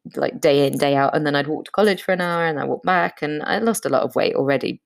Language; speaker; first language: English; native; English